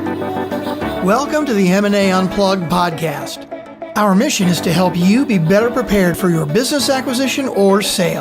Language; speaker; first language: English; native; English